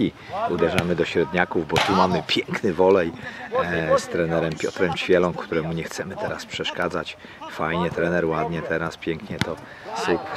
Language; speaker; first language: Polish; native; Polish